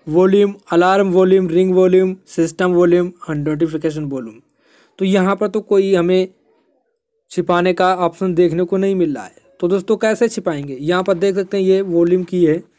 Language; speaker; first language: Hindi; native; Hindi